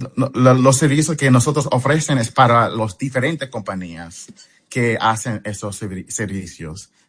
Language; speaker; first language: Spanish; early bilingual, heritage; English